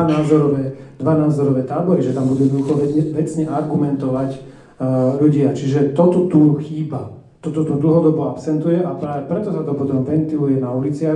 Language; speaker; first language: Slovak; native; Slovak